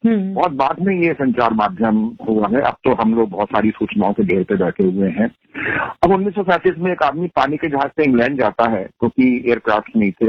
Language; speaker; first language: Hindi; native; Hindi